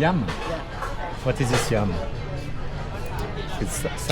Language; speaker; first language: English; non-native, learner; French